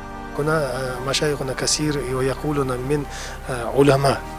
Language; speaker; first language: Arabic; non-native, learner; Kazakh